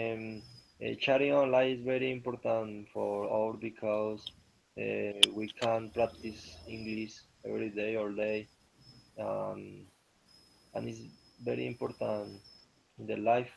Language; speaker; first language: English; non-native, learner; Spanish